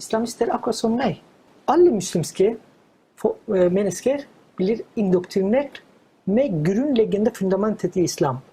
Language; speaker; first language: Norwegian; non-native, fluent; Turkish